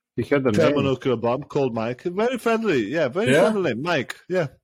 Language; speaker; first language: English; non-native, fluent; Serbian